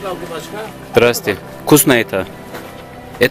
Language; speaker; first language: Russian; non-native, learner; Turkish